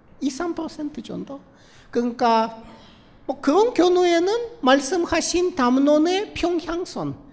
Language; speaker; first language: Korean; non-native, fluent; Russian